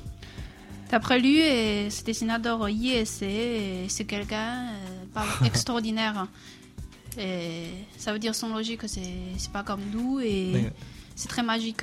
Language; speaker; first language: French; non-native, fluent; Chinese